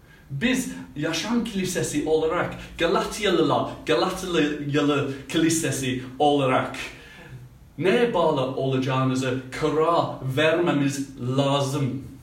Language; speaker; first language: Turkish; non-native, fluent; English